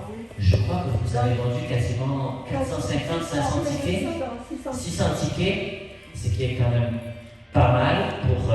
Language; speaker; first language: French; native; French